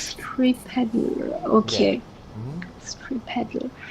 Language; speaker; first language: English; non-native, learner; French